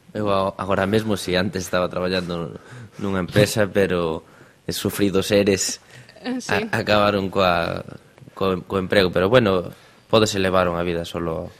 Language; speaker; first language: Galician; non-native, local second language; Spanish